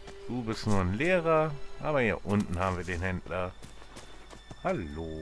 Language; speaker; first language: German; native; German